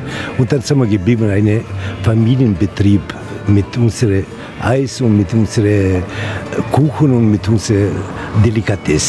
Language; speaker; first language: German; non-native, learner; Italian